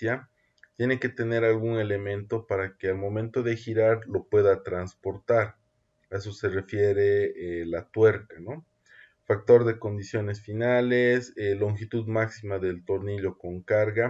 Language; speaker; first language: Spanish; native; Spanish